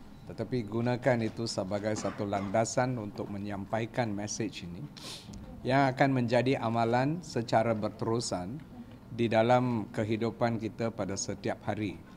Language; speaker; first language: Malay; non-native, local second language; Tamil